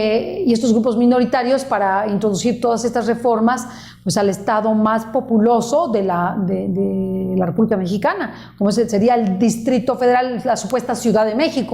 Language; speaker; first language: Spanish; native; Spanish